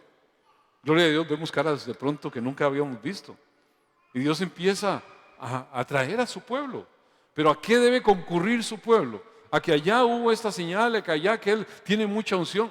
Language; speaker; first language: Spanish; native; Spanish